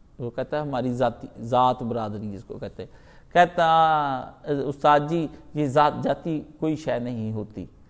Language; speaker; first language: Urdu; non-native, local second language; Punjabi